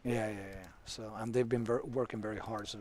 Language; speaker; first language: English; non-native, fluent; Swedish